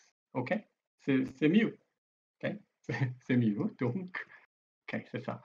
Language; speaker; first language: French; non-native, learner; Korean